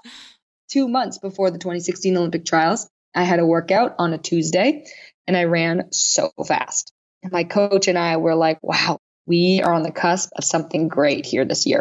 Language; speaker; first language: English; native; English